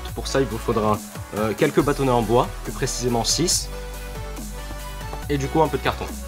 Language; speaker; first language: French; native; French